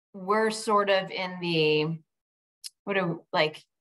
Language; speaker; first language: English; native; English